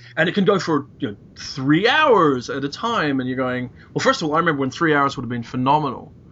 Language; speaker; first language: English; native; English